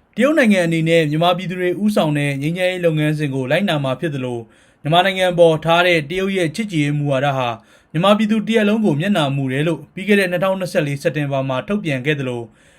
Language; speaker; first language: Burmese; native; Burmese